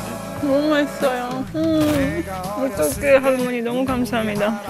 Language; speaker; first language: Korean; non-native, learner; Polish